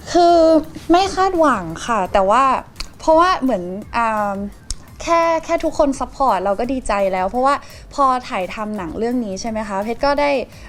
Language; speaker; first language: Thai; native; Thai